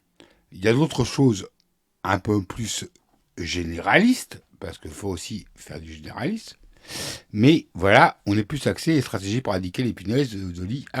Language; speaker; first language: French; native; French